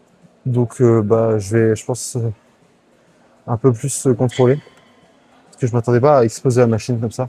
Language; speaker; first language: French; native; French